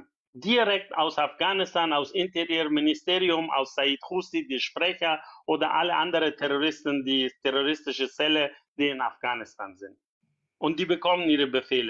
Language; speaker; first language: German; non-native, fluent; Persian